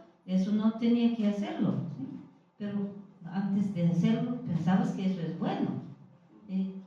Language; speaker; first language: Spanish; non-native, fluent; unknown